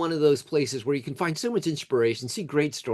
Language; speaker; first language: English; native; English